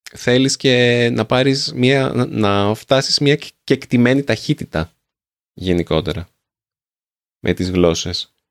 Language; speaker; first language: Greek; native; Greek